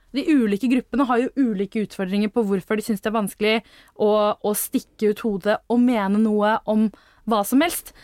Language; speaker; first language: Norwegian; early bilingual, other home language; Tamil